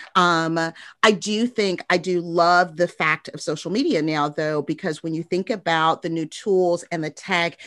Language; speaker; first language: English; native; English